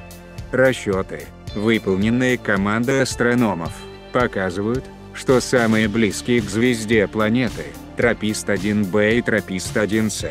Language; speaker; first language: Russian; native; Russian